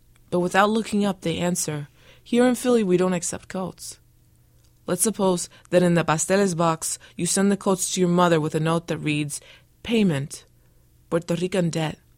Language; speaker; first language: English; early bilingual, other home language; Spanish